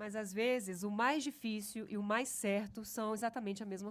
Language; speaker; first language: Portuguese; native; Portuguese